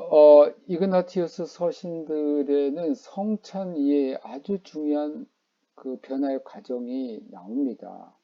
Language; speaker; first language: Korean; native; Korean